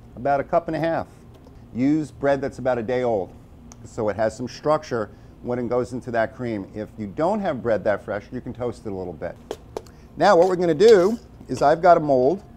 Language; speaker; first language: English; native; English